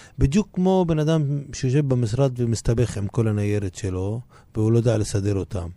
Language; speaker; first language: Hebrew; non-native, local second language; Arabic